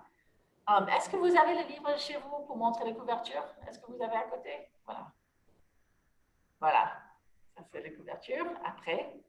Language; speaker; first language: French; non-native, fluent; English